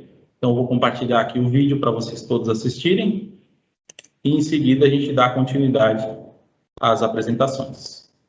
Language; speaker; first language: Portuguese; native; Portuguese